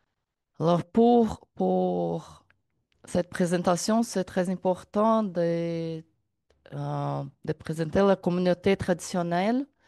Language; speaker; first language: French; non-native, learner; Portuguese